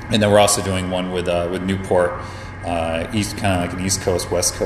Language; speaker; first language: English; native; English